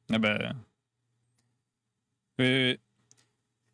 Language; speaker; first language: French; native; French